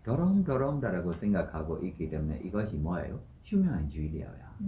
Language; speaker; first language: Korean; non-native, learner; Burmese